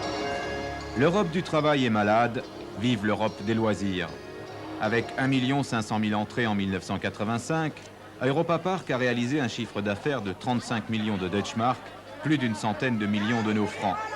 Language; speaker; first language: French; native; French